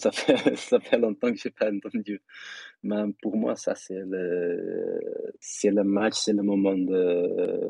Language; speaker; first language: French; non-native, fluent; Kabuverdianu